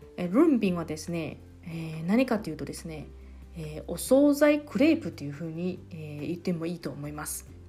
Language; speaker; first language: Japanese; non-native, fluent; Chinese